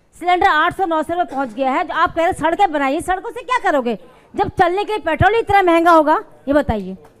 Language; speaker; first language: Hindi; native; Hindi